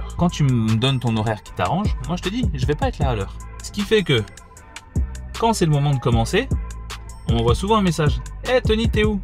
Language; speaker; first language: French; native; French